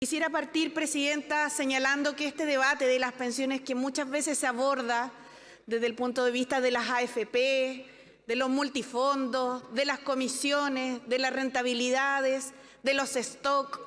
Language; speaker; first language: Spanish; native; Spanish